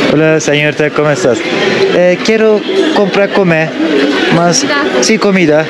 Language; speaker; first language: Spanish; non-native, learner; Turkish